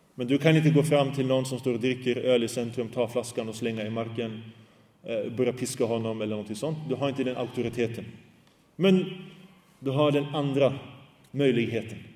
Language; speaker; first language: Swedish; early bilingual, other home language; Arabic